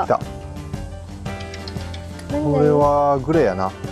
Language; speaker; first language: Japanese; native; Japanese